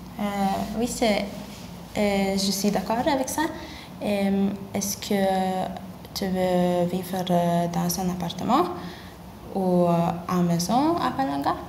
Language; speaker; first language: French; non-native, learner; Lithuanian